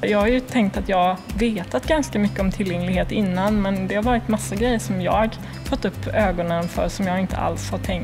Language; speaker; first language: Swedish; native; Swedish